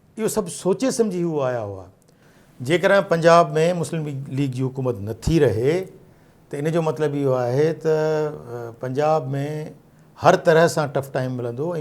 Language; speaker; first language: Sindhi; non-native, local second language; Urdu